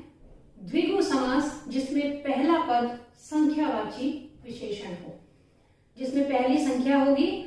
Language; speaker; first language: Hindi; native; Hindi